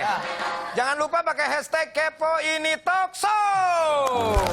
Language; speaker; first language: Indonesian; native; Indonesian